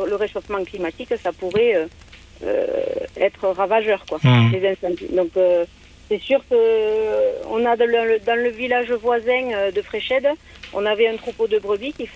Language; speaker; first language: French; native; French